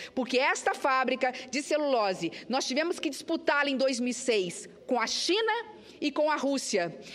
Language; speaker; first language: Portuguese; native; Portuguese